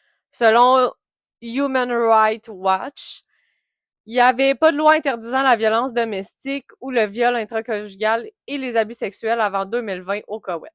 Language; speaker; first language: French; native; French